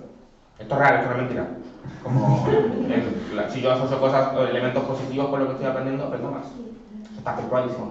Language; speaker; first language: Spanish; native; Spanish